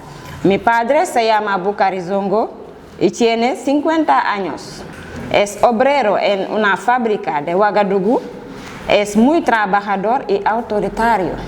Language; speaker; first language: Spanish; non-native, fluent; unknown